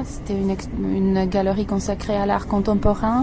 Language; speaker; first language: French; non-native, fluent; Czech